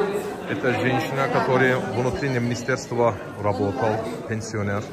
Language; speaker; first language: Russian; non-native, learner; Turkish